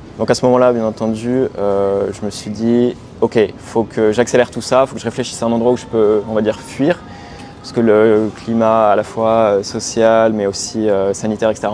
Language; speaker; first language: French; native; French